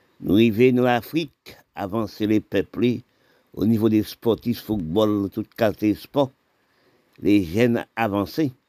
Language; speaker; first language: French; non-native, local second language; Haitian Creole